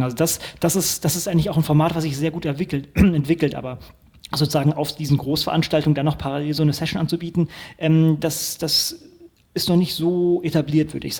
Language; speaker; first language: German; native; German